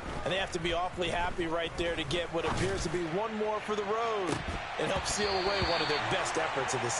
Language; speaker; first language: English; native; English